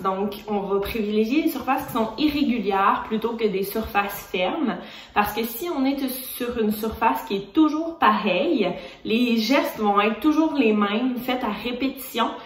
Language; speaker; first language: French; native; French